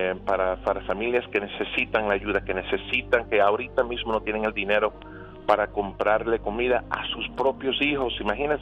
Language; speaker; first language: Spanish; early bilingual, other home language; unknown